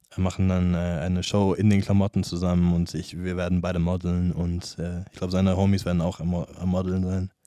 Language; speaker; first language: German; non-native, fluent; English